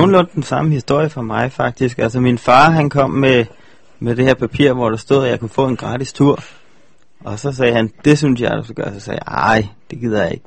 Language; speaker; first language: Danish; native; Danish